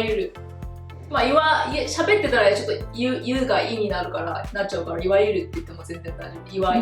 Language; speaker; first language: Japanese; native; Japanese